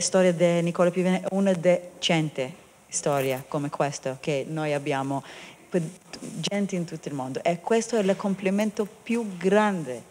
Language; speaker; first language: Italian; non-native, learner; Hebrew